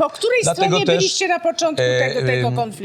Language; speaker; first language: Polish; native; Polish